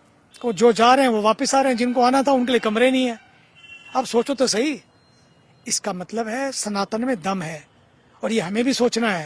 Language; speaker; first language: Hindi; native; Hindi